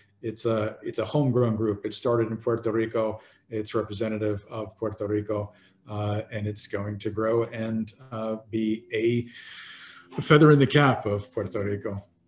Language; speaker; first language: English; native; English